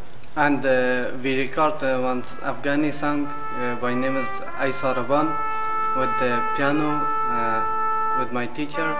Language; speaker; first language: English; non-native, learner; Persian